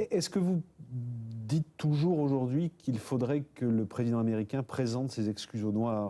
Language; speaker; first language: French; native; French